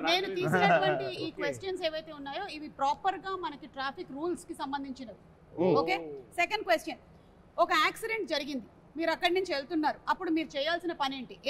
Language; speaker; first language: Telugu; native; Telugu